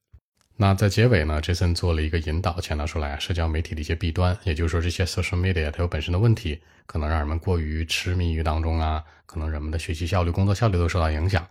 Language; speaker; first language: Chinese; native; Chinese